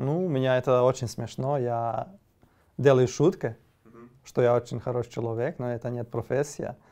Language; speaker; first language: Russian; non-native, learner; Serbian